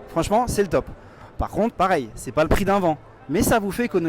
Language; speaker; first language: French; native; French